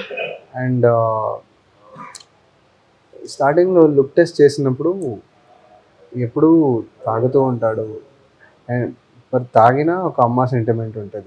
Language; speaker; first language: Telugu; non-native, fluent; Tamil